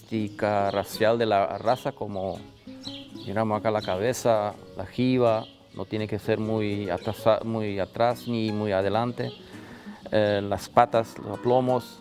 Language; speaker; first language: Spanish; non-native, local second language; German